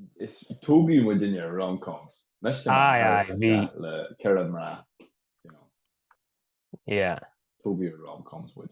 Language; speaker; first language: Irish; native; Irish